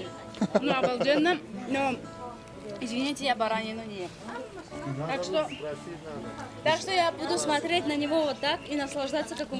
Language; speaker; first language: Russian; non-native, local second language; Tajik